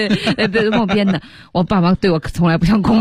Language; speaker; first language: Chinese; native; Chinese